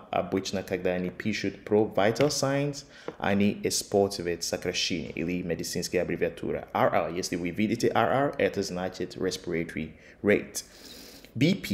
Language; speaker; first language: Russian; non-native, fluent; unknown